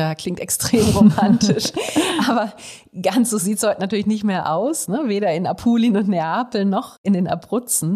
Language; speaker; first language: German; native; German